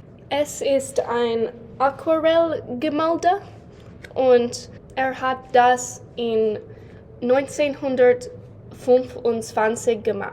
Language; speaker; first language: German; non-native, learner; English